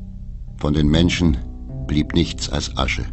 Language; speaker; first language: German; native; German